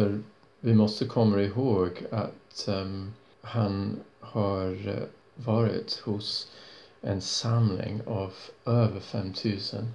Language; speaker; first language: Swedish; non-native, fluent; English